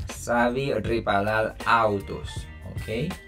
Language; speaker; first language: Spanish; non-native, fluent; Haitian Creole